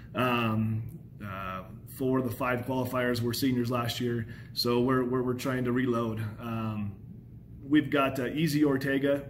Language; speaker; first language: English; native; English